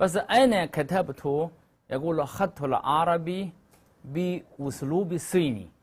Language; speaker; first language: Arabic; non-native, learner; Chinese